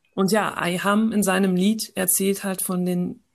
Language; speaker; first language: German; early bilingual, heritage; French